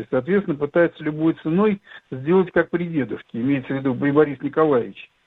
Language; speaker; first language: Russian; native; Russian